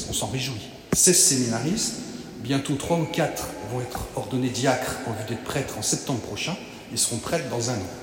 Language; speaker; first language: French; native; French